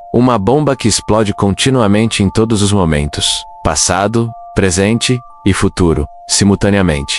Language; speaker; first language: Portuguese; native; Portuguese